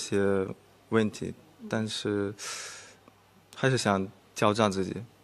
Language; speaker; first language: Chinese; non-native, fluent; Russian